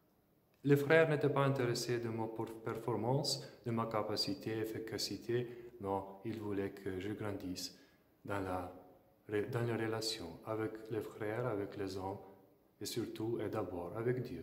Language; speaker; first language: French; non-native, fluent; Slovenian